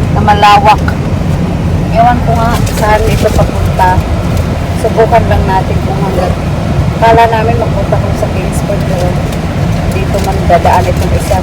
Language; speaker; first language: Filipino; non-native, local second language; Cebuano